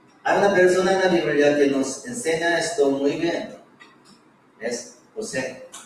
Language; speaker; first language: Spanish; non-native, fluent; Korean